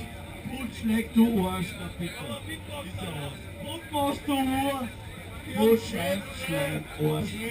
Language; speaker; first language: German; native; German